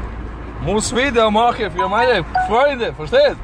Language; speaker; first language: German; non-native, learner; Serbian